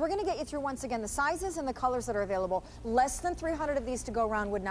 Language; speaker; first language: English; native; English